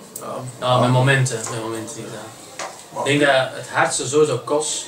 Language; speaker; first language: Dutch; native; Dutch